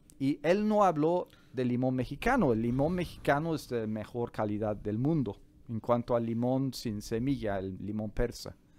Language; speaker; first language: Spanish; non-native, fluent; English